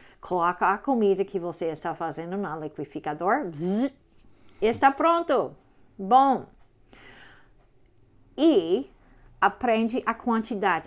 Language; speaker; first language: Portuguese; non-native, learner; English